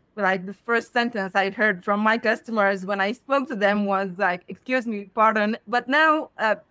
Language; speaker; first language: English; non-native, fluent; Romanian